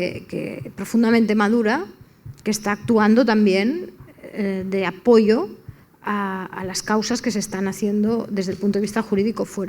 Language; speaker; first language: Spanish; non-native, local second language; Catalan